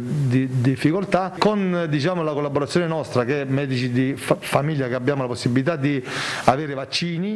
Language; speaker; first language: Italian; native; Italian